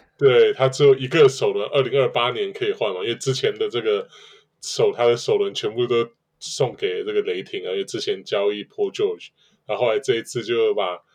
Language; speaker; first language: Chinese; native; Chinese